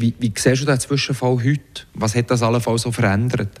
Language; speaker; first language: German; native; German